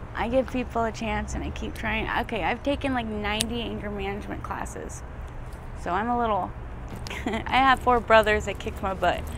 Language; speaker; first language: English; native; English